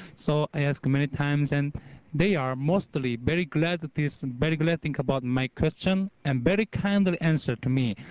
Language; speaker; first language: English; non-native, learner; Korean